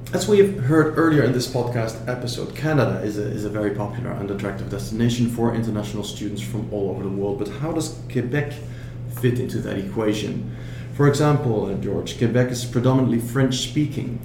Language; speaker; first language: English; non-native, fluent; Dutch